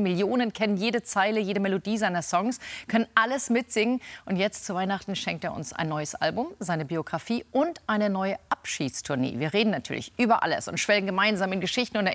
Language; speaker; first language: German; native; German